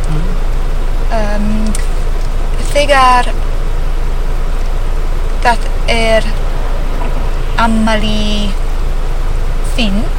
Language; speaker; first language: Icelandic; non-native, learner; English